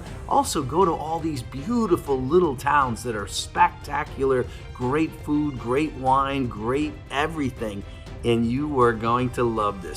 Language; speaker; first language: English; native; English